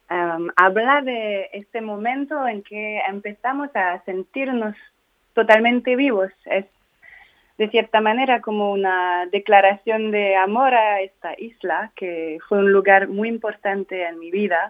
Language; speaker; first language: Spanish; non-native, fluent; French